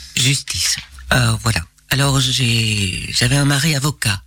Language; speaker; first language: French; native; French